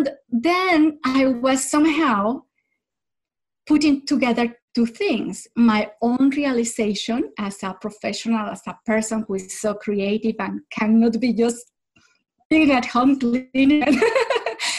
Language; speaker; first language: English; non-native, fluent; Spanish